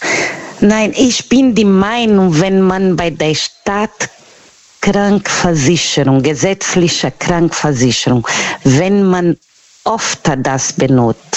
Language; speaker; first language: German; non-native, learner; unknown